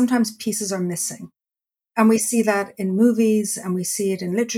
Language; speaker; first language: English; native; English